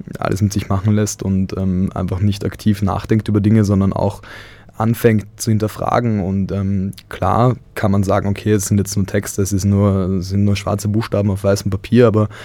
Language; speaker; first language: German; native; German